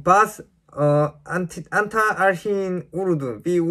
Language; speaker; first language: Arabic; non-native, learner; Korean